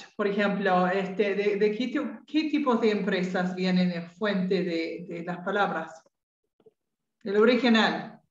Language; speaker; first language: Spanish; non-native, fluent; English